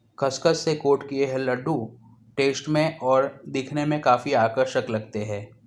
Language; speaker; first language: Hindi; non-native, local second language; Gujarati